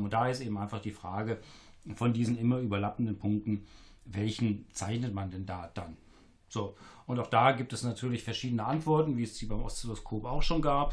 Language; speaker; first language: German; native; German